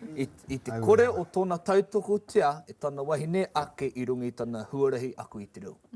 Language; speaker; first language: Māori; native; Māori